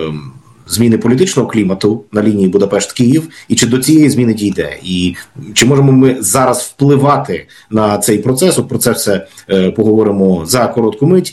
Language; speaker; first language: Ukrainian; native; Ukrainian